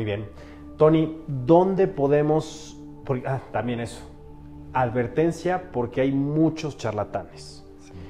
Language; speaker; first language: Spanish; native; Spanish